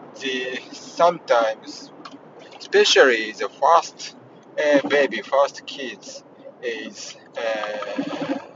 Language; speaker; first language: English; non-native, learner; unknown